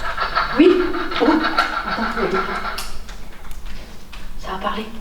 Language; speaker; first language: French; native; French